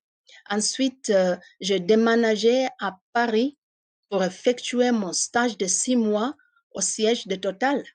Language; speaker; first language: French; non-native, fluent; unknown